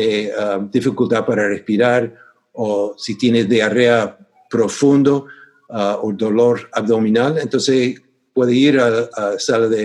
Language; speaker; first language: Spanish; non-native, fluent; English